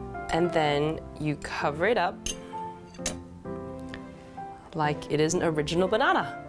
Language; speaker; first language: English; early bilingual, other home language; Chinese